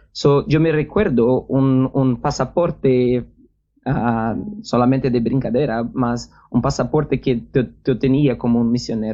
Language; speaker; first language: Spanish; non-native, learner; Portuguese